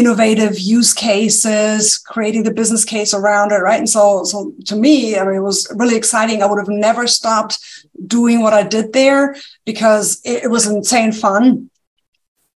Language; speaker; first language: English; non-native, fluent; German